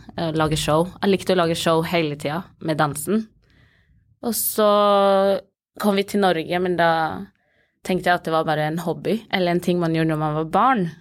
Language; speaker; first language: Norwegian; early bilingual, other home language; Somali